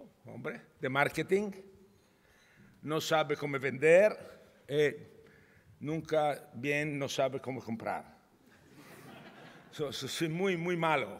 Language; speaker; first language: Spanish; non-native, learner; Italian